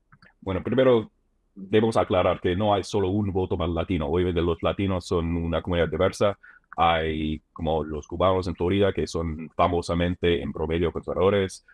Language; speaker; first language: Spanish; non-native, fluent; English